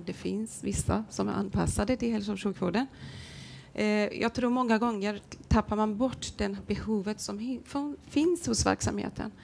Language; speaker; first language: Swedish; non-native, fluent; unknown